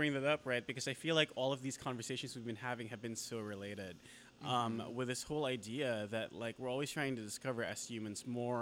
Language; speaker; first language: English; non-native, local second language; Filipino